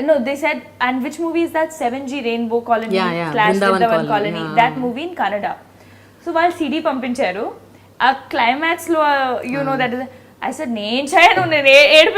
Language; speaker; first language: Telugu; non-native, local second language; Hindi